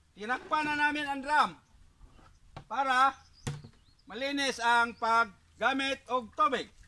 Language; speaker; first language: Filipino; non-native, local second language; Cebuano